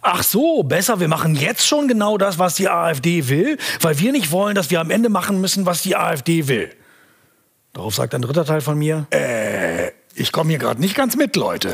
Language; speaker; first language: German; native; German